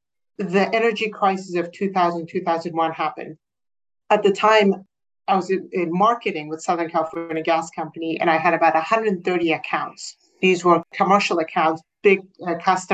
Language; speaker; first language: English; non-native, fluent; Persian